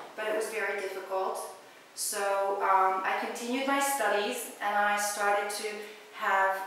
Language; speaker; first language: English; non-native, fluent; Hungarian